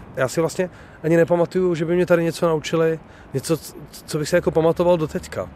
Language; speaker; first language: Czech; native; Czech